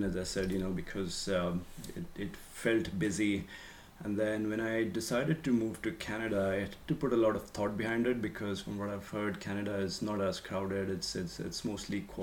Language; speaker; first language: English; non-native, local second language; Marathi